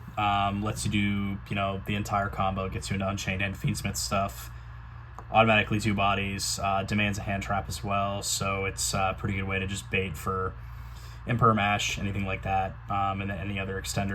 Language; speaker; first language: English; native; English